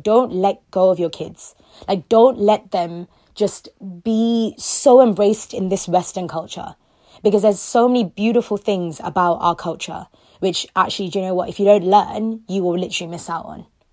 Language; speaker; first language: Tamil; early bilingual, heritage; Tamil